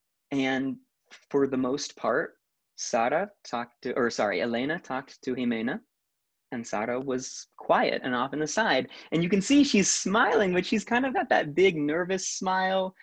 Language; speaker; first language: English; native; English